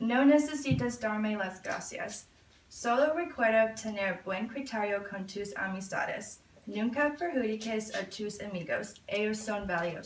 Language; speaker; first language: Spanish; non-native, learner; English